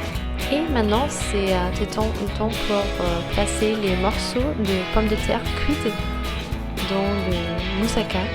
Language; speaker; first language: French; non-native, fluent; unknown